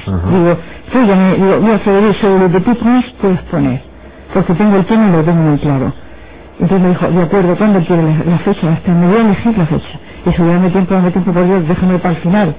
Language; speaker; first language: Spanish; native; Spanish